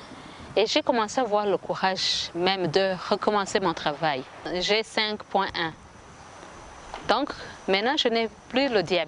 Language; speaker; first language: French; non-native, local second language; Kinyarwanda